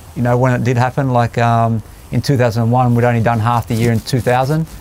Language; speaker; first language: English; native; English